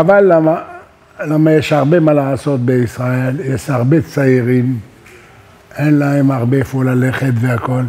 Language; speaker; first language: Hebrew; non-native, learner; French